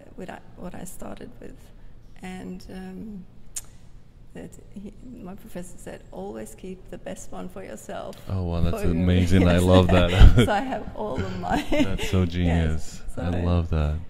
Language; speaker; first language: English; non-native, fluent; Norwegian